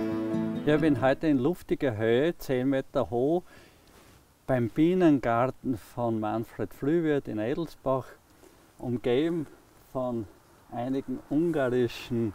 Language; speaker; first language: German; native; German